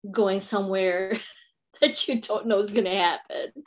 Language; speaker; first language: English; non-native, local second language; Filipino